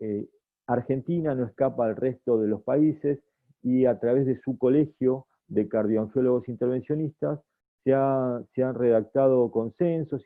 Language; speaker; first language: Spanish; native; Spanish